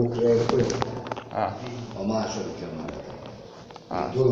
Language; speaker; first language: Hungarian; non-native, local second language; Serbian